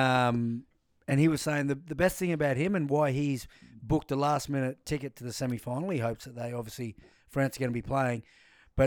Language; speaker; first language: English; native; English